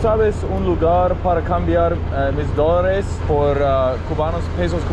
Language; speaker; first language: Spanish; non-native, learner; English